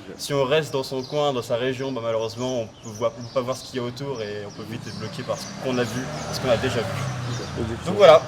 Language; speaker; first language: French; native; French